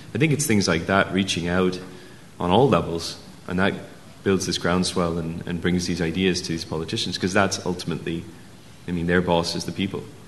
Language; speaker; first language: English; native; English